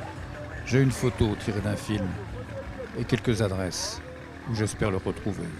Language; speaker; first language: French; native; French